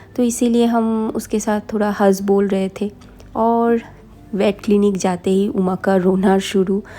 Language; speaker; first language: Hindi; non-native, local second language; Bangla